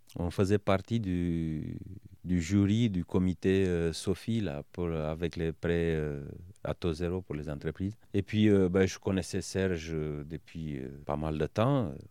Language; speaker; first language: French; non-native, fluent; Romanian